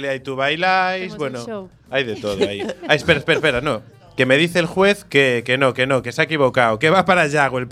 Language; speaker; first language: Spanish; native; Spanish